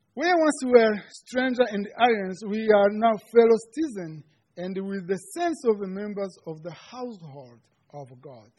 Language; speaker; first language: English; non-native, local second language; Kinyarwanda